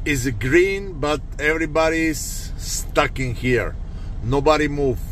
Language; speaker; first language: English; non-native, learner; Bulgarian